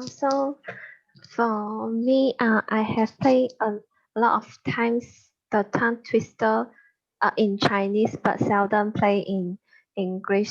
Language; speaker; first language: English; non-native, learner; Chinese